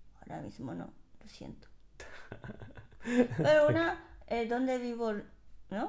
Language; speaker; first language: Spanish; non-native, fluent; Japanese